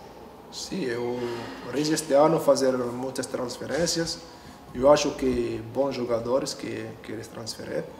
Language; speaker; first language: Portuguese; non-native, learner; Arabic